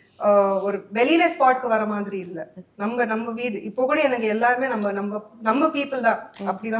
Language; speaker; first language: Tamil; non-native, local second language; Hindi